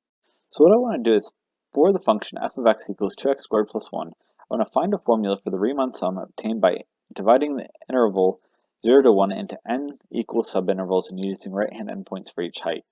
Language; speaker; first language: English; native; English